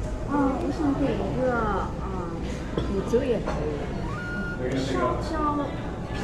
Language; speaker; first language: Chinese; native; Chinese